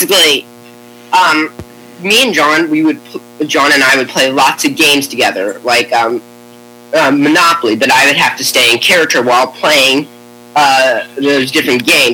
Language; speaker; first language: English; native; English